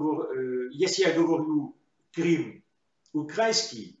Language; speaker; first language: Russian; non-native, learner; French